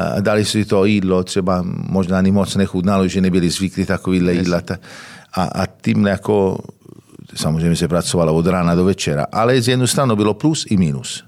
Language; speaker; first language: Czech; non-native, fluent; Italian